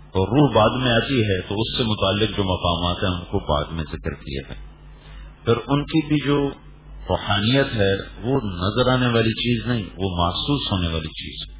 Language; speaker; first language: Urdu; native; Urdu